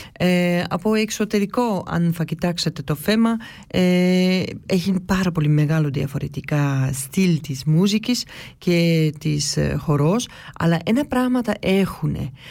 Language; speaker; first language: Greek; early bilingual, heritage; Greek